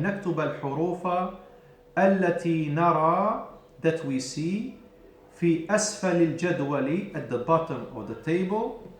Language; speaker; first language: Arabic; non-native, fluent; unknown